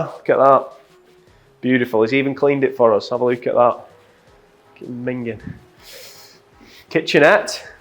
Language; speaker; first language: English; native; English